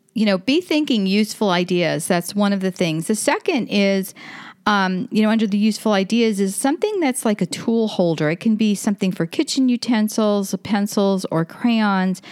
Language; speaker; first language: English; native; English